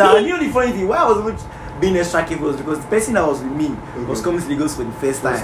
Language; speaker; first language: English; non-native, local second language; Yoruba